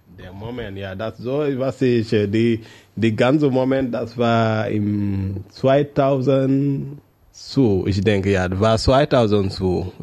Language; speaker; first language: German; non-native, learner; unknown